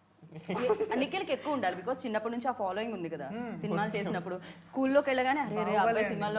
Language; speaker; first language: Telugu; native; Telugu